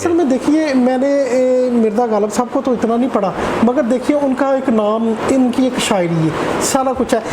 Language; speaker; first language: Urdu; non-native, local second language; Punjabi